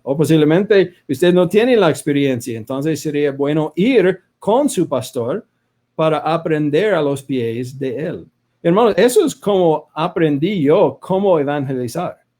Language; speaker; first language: Spanish; non-native, fluent; English